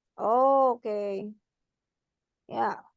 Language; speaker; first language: English; non-native, learner; Indonesian